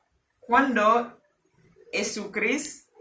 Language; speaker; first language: Spanish; non-native, learner; Haitian Creole